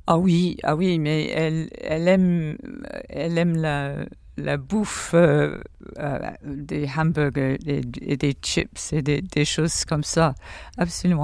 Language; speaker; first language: French; non-native, fluent; English